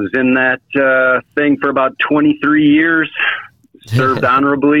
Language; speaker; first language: English; native; English